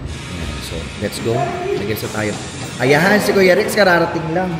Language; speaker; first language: Filipino; native; Filipino